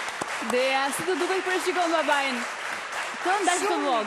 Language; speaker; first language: Albanian; native; Albanian